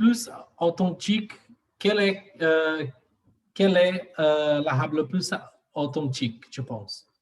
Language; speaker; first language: French; non-native, learner; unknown